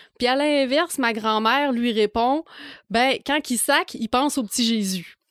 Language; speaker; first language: French; native; French